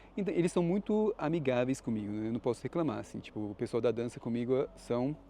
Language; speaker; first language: Portuguese; native; Portuguese